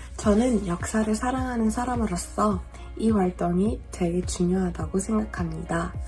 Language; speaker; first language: Korean; non-native, fluent; English